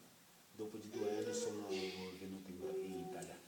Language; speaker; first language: Italian; non-native, learner; Portuguese